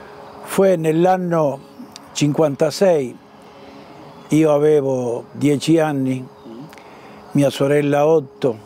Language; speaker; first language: Italian; early bilingual, heritage; Italian